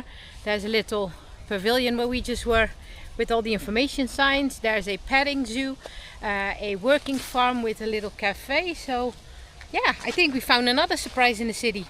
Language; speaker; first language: English; non-native, fluent; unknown